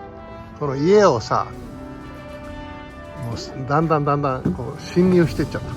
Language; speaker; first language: Japanese; native; Japanese